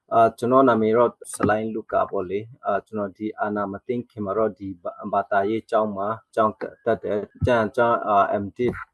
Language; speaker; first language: Burmese; non-native, local second language; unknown